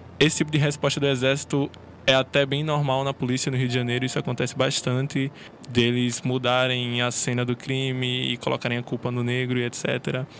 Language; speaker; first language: Portuguese; native; Portuguese